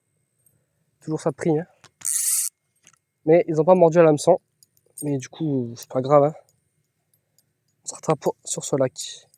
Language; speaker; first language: French; native; French